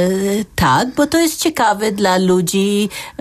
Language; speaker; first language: Polish; non-native, fluent; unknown